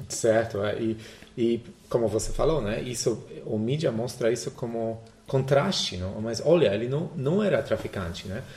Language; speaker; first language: Portuguese; non-native, fluent; Polish